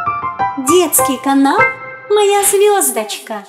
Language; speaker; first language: Russian; native; Russian